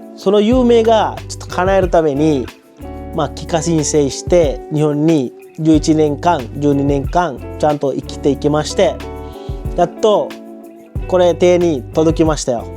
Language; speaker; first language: Japanese; non-native, fluent; Sinhala